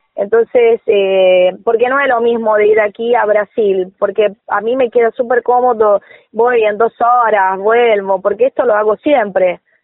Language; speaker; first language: Spanish; non-native, fluent; Portuguese